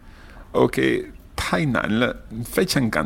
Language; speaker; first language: Chinese; non-native, learner; English